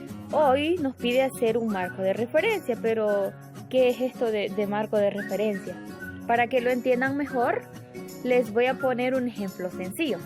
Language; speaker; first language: Spanish; native; Spanish